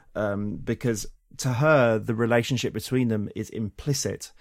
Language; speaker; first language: English; native; English